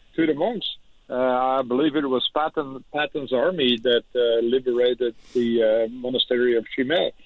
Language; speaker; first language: English; non-native, fluent; Dutch